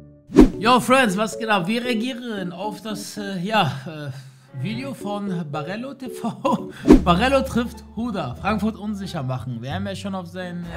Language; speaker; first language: German; native; German